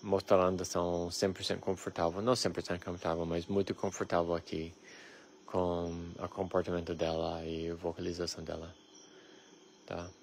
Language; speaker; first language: Portuguese; non-native, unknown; English